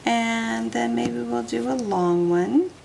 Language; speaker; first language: English; native; English